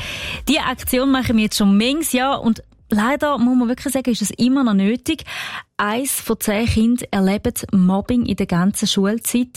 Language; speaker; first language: German; native; German